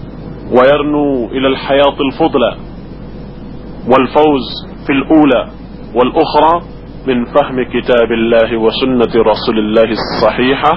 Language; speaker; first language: Arabic; non-native, fluent; Indonesian